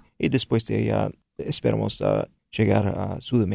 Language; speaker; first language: Spanish; non-native, fluent; English